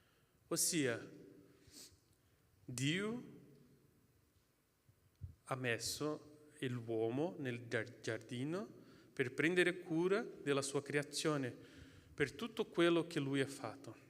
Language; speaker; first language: Italian; non-native, fluent; Portuguese